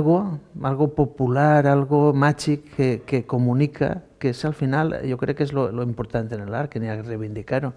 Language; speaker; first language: Catalan; native; Catalan